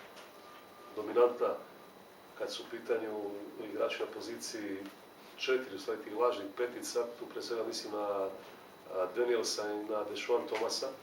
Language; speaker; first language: Serbian; native; Serbian